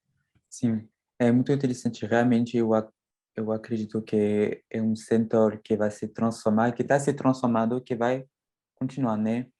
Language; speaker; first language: Portuguese; non-native, fluent; French